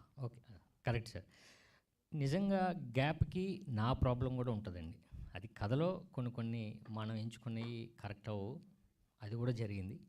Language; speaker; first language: Telugu; native; Telugu